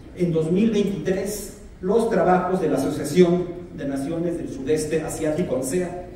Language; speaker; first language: Spanish; native; Spanish